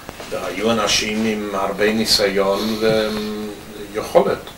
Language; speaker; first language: Hebrew; non-native, fluent; English